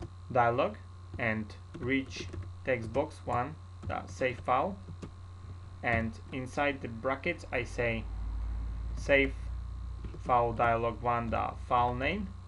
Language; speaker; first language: English; non-native, fluent; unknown